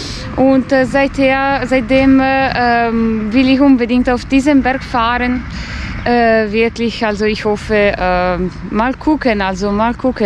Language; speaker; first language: German; non-native, fluent; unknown